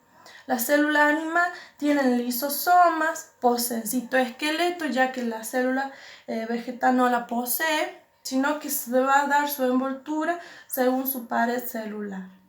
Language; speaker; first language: Spanish; native; Spanish